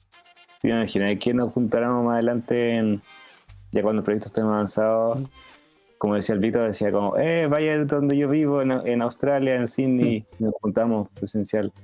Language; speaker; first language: Spanish; native; Spanish